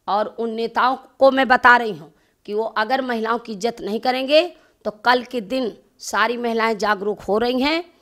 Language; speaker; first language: Hindi; native; Hindi